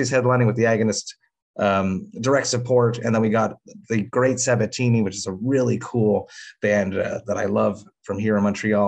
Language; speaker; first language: English; native; English